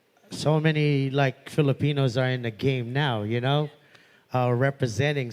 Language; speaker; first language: English; non-native, local second language; Pampanga